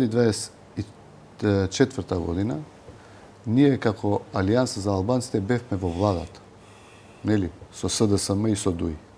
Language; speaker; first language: Macedonian; non-native, local second language; Albanian